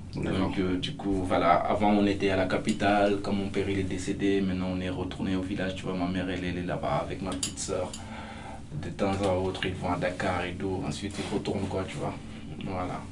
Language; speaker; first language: French; non-native, local second language; Fula